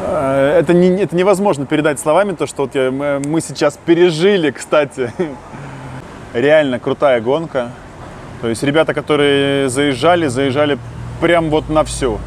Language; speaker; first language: Russian; native; Russian